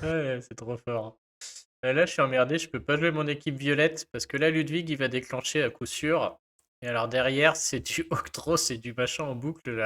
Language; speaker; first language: French; native; French